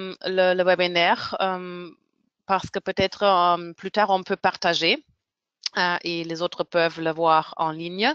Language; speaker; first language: French; non-native, fluent; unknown